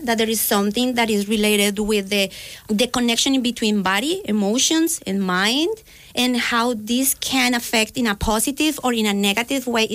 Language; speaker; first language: English; non-native, fluent; Spanish